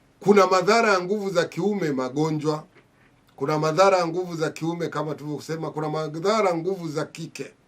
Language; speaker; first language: Swahili; native; Swahili